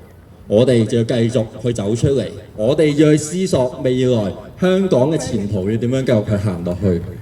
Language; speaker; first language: Cantonese; native; Cantonese